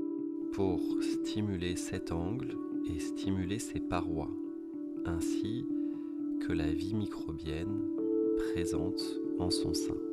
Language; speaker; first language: French; native; French